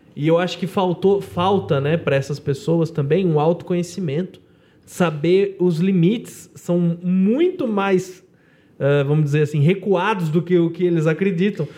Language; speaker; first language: Portuguese; native; Portuguese